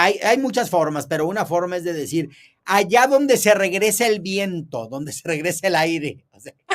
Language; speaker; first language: Spanish; native; Spanish